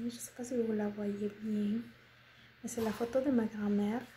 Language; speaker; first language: French; non-native, fluent; Spanish